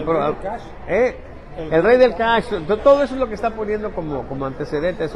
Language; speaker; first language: Spanish; native; Spanish